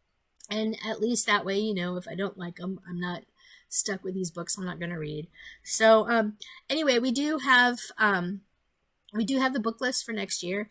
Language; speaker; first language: English; native; English